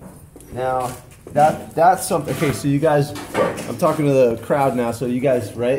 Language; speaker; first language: English; native; English